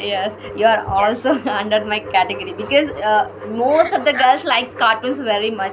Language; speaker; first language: English; non-native, learner; Kannada